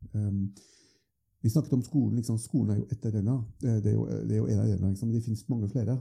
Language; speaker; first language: Norwegian; non-native, fluent; French